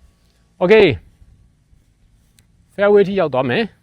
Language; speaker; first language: Burmese; native; Burmese